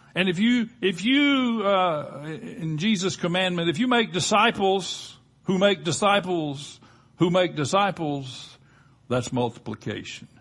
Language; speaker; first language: English; native; English